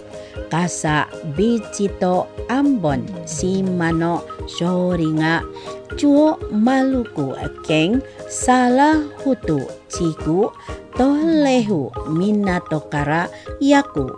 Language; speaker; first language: Japanese; non-native, fluent; Indonesian